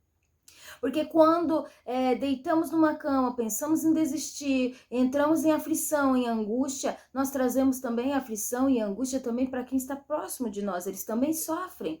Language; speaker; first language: Portuguese; native; Portuguese